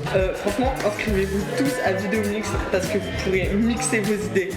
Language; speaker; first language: French; native; French